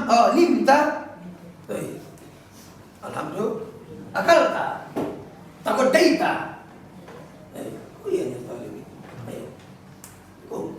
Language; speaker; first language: Arabic; non-native, learner; Indonesian